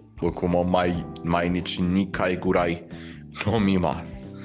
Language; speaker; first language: Japanese; non-native, learner; Persian